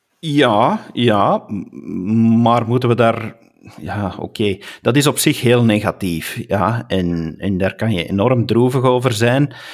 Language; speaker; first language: Dutch; native; Dutch